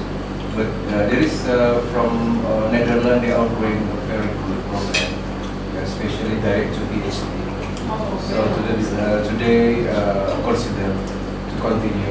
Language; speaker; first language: English; non-native, learner; Indonesian